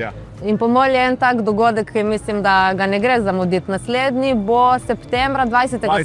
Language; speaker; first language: Slovenian; native; Slovenian